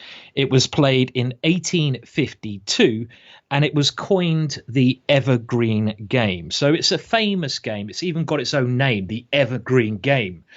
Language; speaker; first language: English; native; English